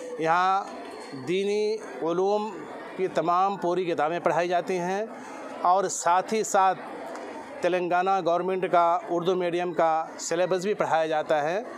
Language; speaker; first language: Urdu; native; Urdu